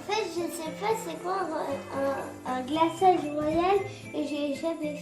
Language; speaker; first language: French; early bilingual, other home language; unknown